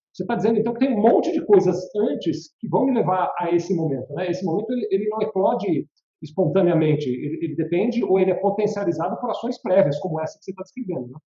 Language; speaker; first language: Portuguese; native; Portuguese